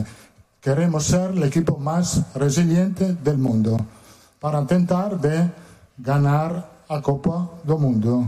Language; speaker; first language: Portuguese; non-native, fluent; Italian